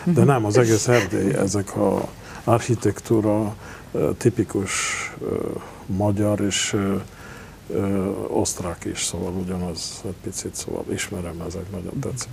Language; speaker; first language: Hungarian; non-native, local second language; Romanian